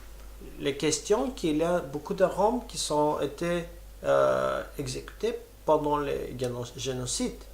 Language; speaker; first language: French; non-native, fluent; Romany